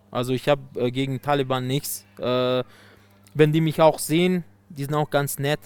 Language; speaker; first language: German; non-native, fluent; Persian